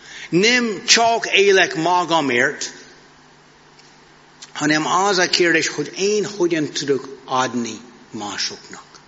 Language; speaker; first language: Hungarian; non-native, fluent; English